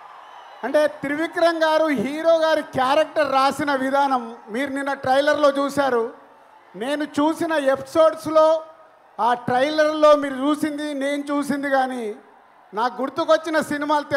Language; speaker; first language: Telugu; native; Telugu